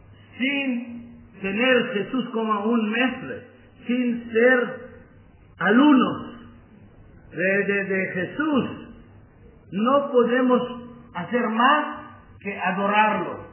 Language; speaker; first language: Spanish; non-native, learner; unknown